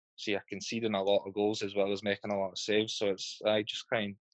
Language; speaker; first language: English; native; English